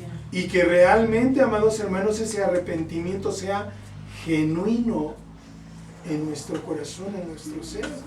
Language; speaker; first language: Spanish; native; Spanish